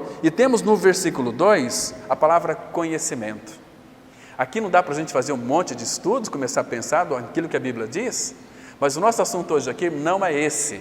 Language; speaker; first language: Portuguese; native; Portuguese